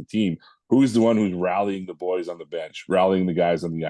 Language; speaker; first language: English; native; English